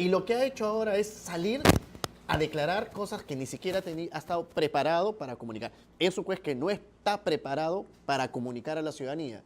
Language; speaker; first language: Spanish; native; Spanish